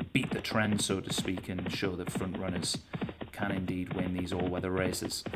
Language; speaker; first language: English; native; English